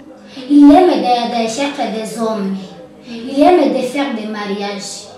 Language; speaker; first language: French; non-native, learner; Kinyarwanda